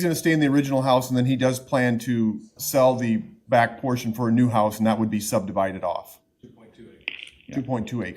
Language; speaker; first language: English; native; English